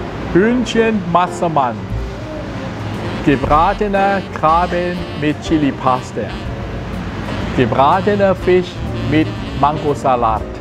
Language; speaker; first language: German; non-native, learner; Thai